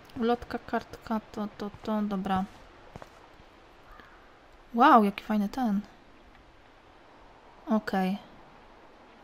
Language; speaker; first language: Polish; native; Polish